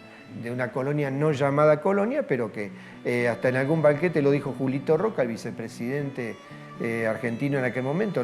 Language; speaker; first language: Spanish; native; Spanish